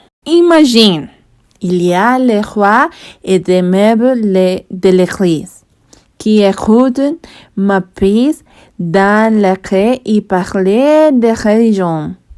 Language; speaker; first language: French; non-native, learner; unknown